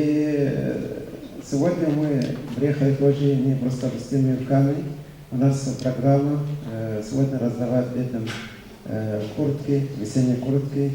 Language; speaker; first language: Russian; non-native, fluent; Arabic